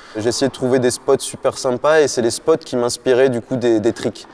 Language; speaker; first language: French; native; French